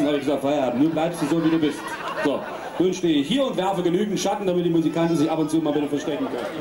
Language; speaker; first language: German; native; German